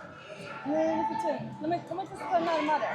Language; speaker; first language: Swedish; early bilingual, other home language; Mongolian